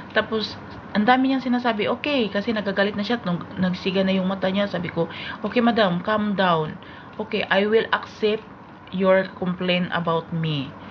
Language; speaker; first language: Filipino; native; Filipino